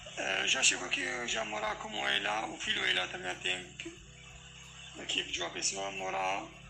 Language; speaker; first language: Portuguese; non-native, learner; Kurdish